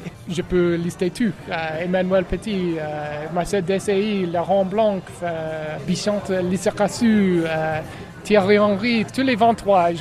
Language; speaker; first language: French; non-native, learner; English